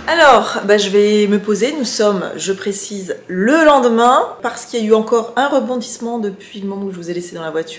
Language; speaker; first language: French; native; French